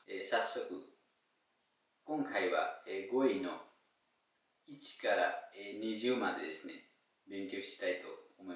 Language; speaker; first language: Japanese; non-native, fluent; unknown